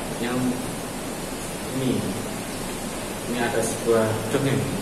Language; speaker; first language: Indonesian; non-native, local second language; Javanese